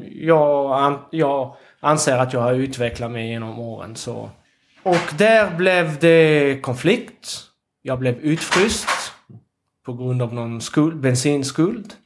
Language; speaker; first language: Swedish; non-native, fluent; Arabic